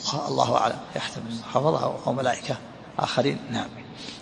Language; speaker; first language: Arabic; native; Arabic